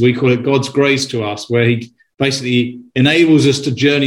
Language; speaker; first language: English; native; English